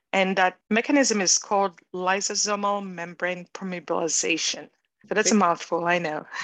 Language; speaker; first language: English; non-native, fluent; Hebrew